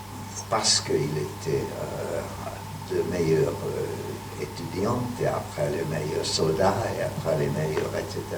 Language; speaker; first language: French; non-native, fluent; Hungarian